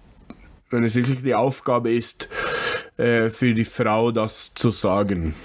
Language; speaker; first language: German; non-native, fluent; English